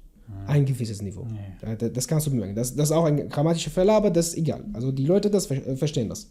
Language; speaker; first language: German; non-native, learner; Kurdish